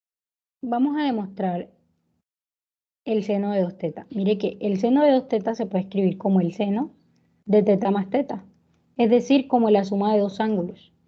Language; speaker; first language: Spanish; native; Spanish